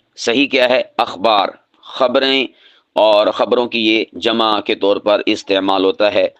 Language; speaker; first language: Urdu; native; Urdu